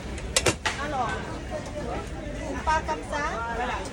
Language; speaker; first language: French; non-native, learner; Thai